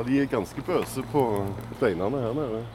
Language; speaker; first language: Norwegian; native; Norwegian